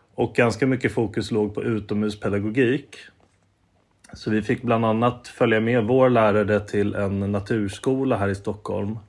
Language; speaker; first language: Swedish; native; Swedish